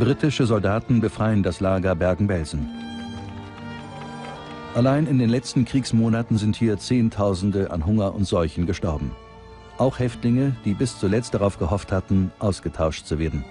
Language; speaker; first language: German; native; German